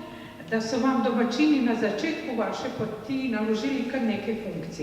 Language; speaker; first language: Slovenian; native; Slovenian